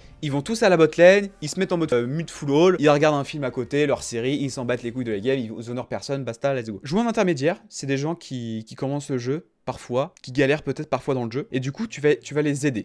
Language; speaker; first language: French; native; French